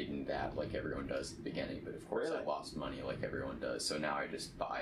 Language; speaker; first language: English; native; English